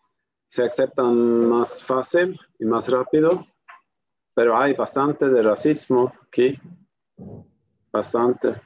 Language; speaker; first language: Spanish; non-native, fluent; Swedish